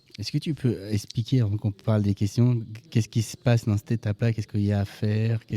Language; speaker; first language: French; native; French